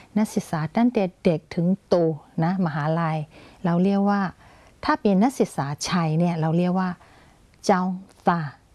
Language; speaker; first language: Thai; non-native, fluent; Burmese